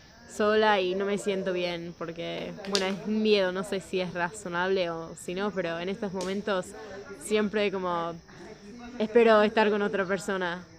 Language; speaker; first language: Spanish; non-native, fluent; English